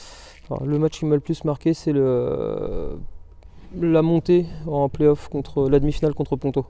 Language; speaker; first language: French; native; French